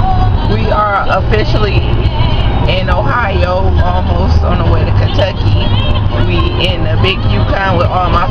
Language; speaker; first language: English; native; English